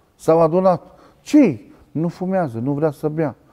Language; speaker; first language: Romanian; native; Romanian